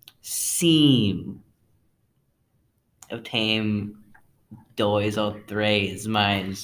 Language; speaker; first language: Portuguese; non-native, learner; English